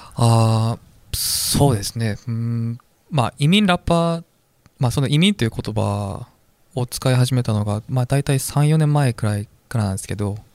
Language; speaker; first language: Japanese; non-native, fluent; Korean